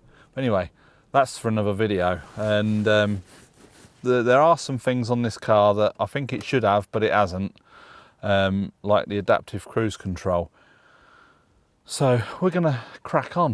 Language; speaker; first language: English; native; English